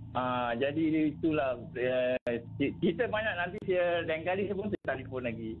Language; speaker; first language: Malay; native; Malay